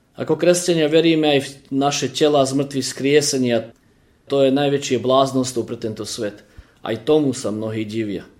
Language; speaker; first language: Slovak; early bilingual, heritage; Slovak